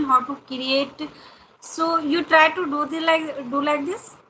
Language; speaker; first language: English; non-native, learner; Hindi